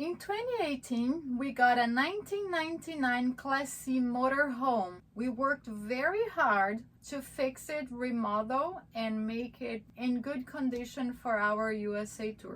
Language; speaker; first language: English; non-native, fluent; Portuguese